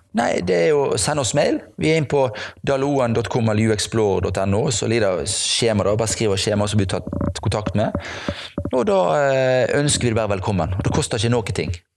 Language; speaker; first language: Norwegian; native; Norwegian